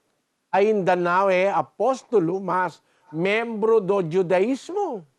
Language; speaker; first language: Portuguese; non-native, learner; Filipino